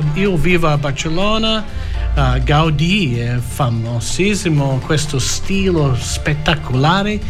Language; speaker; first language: Italian; non-native, fluent; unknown